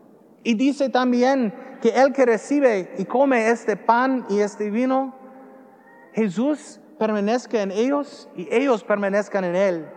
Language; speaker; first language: Spanish; non-native, learner; English